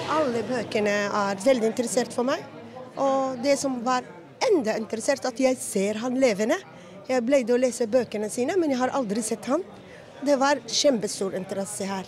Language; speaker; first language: Norwegian; non-native, fluent; Somali